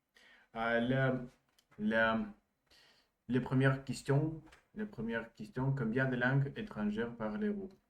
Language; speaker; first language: French; non-native, learner; Russian